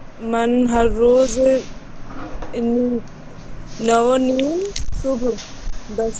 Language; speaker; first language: Persian; non-native, learner; Urdu